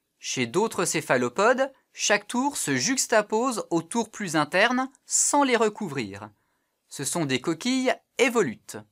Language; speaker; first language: French; native; French